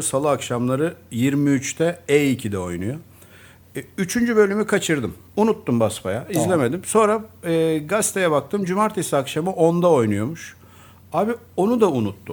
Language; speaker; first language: Turkish; native; Turkish